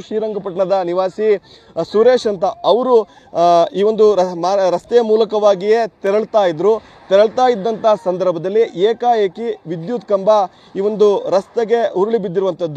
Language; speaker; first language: Kannada; native; Kannada